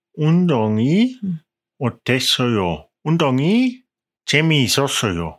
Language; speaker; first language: Korean; non-native, learner; German